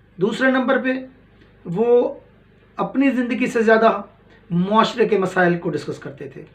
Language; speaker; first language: Urdu; non-native, local second language; Punjabi